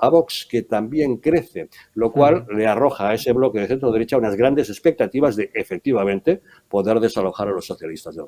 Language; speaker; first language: Spanish; native; Spanish